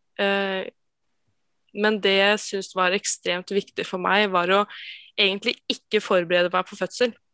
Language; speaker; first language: Norwegian; native; Norwegian